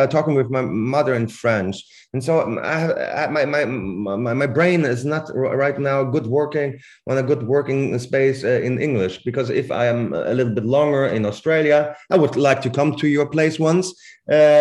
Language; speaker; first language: English; non-native, fluent; Swiss German